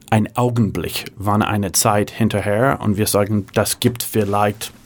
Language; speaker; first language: German; non-native, fluent; English